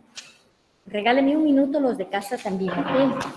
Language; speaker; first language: Spanish; native; Spanish